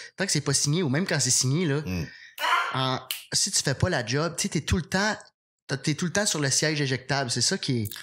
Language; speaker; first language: French; native; French